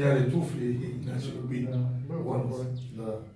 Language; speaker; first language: Russian; non-native, fluent; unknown